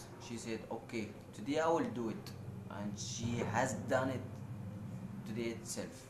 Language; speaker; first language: English; non-native, fluent; Arabic